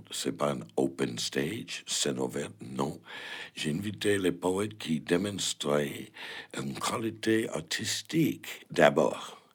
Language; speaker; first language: French; non-native, learner; English